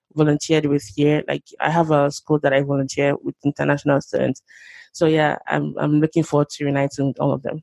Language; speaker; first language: English; non-native, local second language; Yoruba